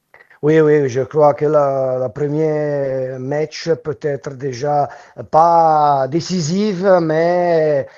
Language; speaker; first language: French; non-native, local second language; Italian